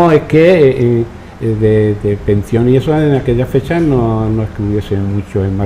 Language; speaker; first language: Spanish; native; Spanish